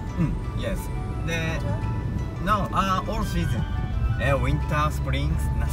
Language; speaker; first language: English; non-native, learner; Japanese